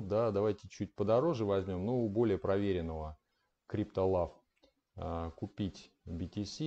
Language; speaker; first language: Russian; native; Russian